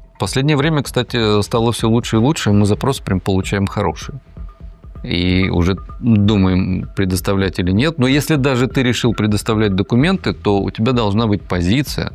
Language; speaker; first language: Russian; native; Russian